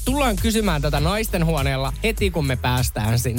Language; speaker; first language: Finnish; native; Finnish